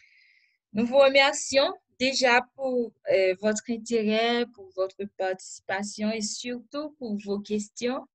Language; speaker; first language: French; non-native, local second language; Haitian Creole